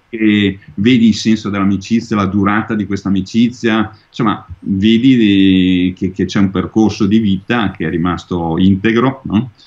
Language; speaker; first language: Italian; native; Italian